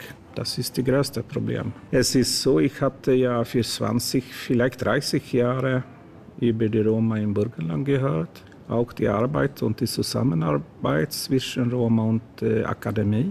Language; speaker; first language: German; non-native, fluent; Swedish